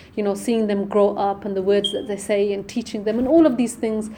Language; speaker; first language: English; native; English